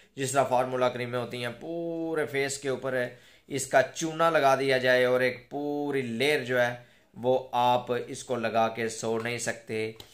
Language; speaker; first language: Urdu; non-native, local second language; Punjabi